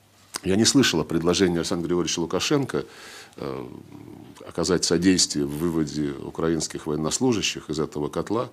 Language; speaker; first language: Russian; native; Russian